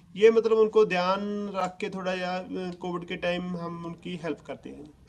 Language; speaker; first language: Hindi; non-native, local second language; Punjabi